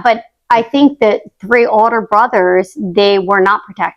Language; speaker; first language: English; native; English